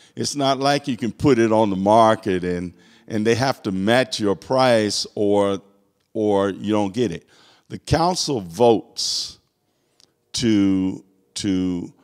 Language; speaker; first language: English; native; English